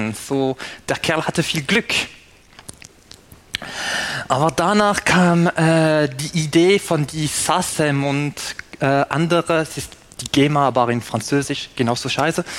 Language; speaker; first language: German; non-native, fluent; French